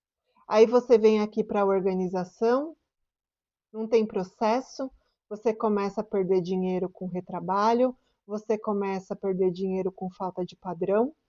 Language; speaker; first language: Portuguese; native; Portuguese